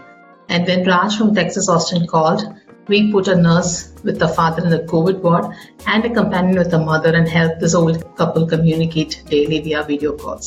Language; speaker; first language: English; non-native, local second language; Tamil